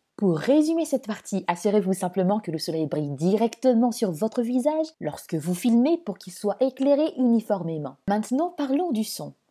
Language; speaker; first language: French; non-native, local second language; Malagasy